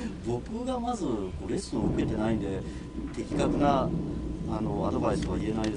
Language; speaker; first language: Japanese; native; Japanese